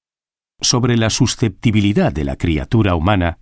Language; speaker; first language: Spanish; native; Spanish